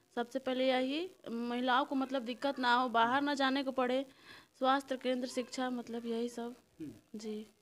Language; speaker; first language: Hindi; native; Hindi